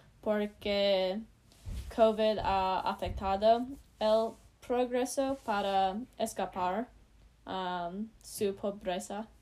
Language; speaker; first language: Spanish; non-native, learner; English